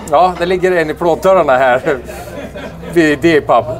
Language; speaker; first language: Swedish; native; Swedish